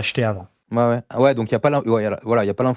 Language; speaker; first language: French; native; French